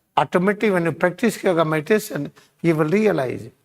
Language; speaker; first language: English; non-native, local second language; Hindi